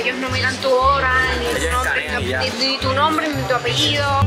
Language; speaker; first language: Spanish; native; Spanish